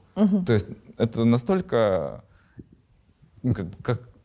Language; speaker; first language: Russian; native; Russian